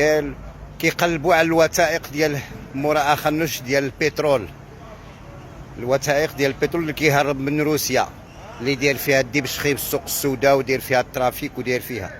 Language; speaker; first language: Arabic; native; Arabic